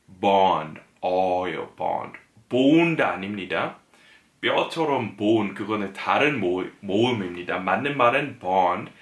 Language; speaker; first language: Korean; non-native, fluent; English